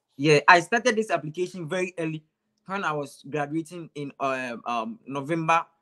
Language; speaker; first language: English; non-native, local second language; Akan